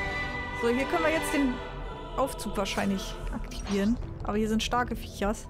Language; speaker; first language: German; native; German